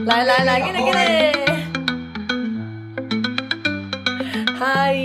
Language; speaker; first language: Chinese; native; Chinese